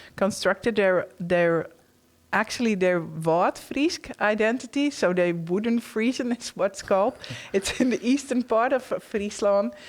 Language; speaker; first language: English; non-native, fluent; Western Frisian